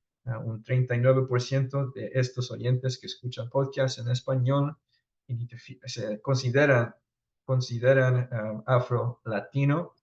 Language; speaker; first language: Spanish; early bilingual, heritage; Spanish